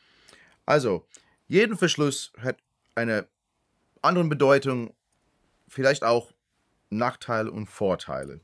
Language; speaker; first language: German; non-native, fluent; English